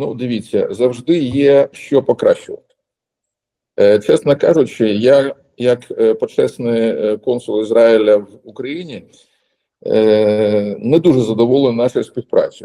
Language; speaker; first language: Ukrainian; non-native, local second language; Russian